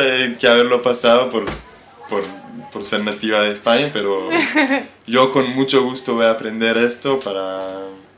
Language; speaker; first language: Spanish; non-native, fluent; Hebrew